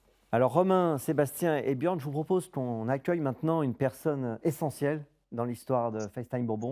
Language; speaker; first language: French; native; French